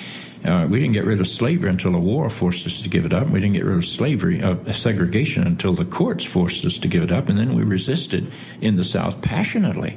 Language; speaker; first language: English; native; English